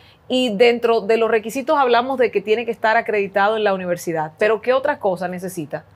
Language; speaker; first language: Spanish; native; Spanish